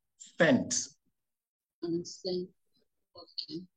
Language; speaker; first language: English; non-native, learner; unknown